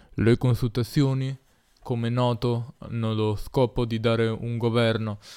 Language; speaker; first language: Italian; native; Italian